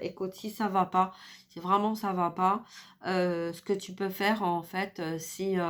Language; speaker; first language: French; native; French